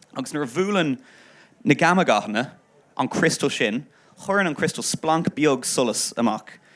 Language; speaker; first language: Irish; non-native, local second language; English